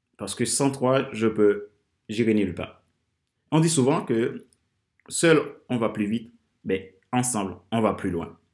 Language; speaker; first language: French; non-native, local second language; Haitian Creole